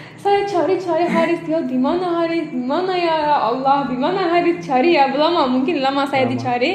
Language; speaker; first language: Indonesian; non-native, learner; Turkish